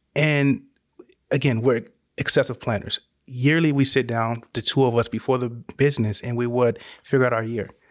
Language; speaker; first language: English; native; English